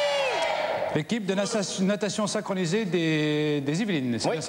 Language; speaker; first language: French; native; French